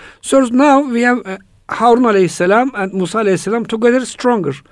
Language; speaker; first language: English; non-native, fluent; Turkish